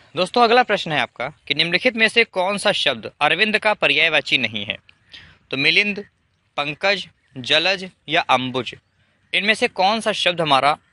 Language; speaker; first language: Hindi; native; Hindi